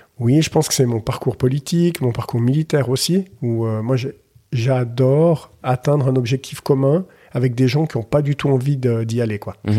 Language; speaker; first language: French; native; French